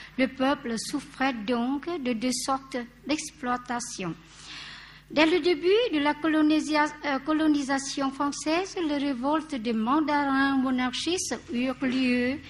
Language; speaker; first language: French; non-native, fluent; Vietnamese